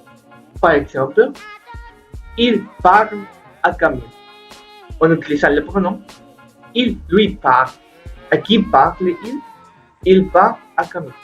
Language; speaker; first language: French; non-native, learner; Spanish